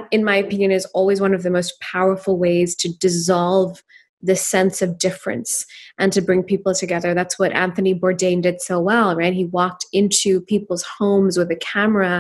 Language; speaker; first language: English; non-native, local second language; Urdu